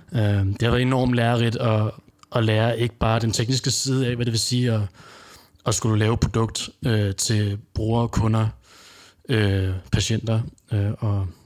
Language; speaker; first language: Danish; native; Danish